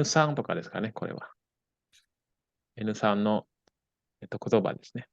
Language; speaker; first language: Japanese; non-native, fluent; Indonesian